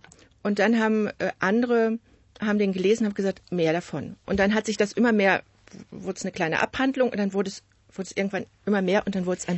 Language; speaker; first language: German; native; German